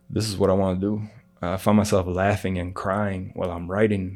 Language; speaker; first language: English; early bilingual, other home language; Greek